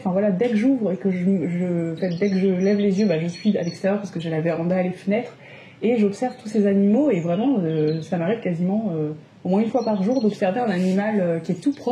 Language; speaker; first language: French; native; French